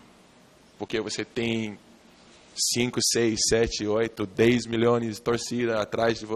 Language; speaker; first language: Portuguese; non-native, learner; English